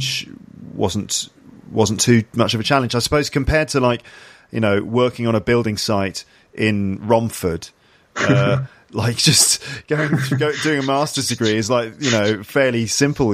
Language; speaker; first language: English; native; English